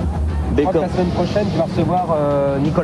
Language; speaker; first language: French; native; French